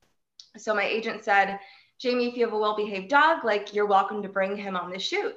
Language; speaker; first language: English; native; English